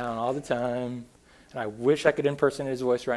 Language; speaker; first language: English; native; English